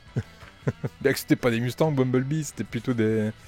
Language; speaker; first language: French; native; French